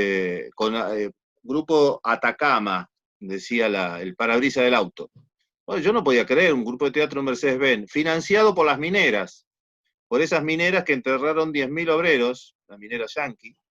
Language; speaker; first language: Spanish; native; Spanish